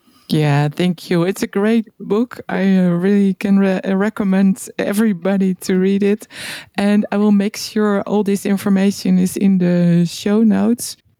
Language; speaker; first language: English; non-native, fluent; Dutch